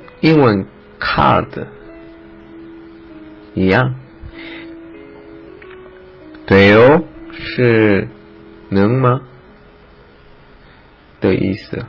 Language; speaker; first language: Chinese; non-native, learner; Korean